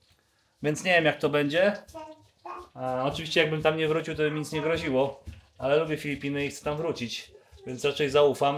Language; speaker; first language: Polish; native; Polish